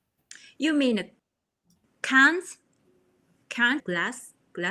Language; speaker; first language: English; non-native, learner; Japanese